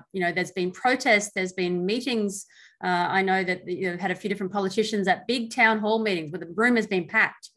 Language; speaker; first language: English; native; English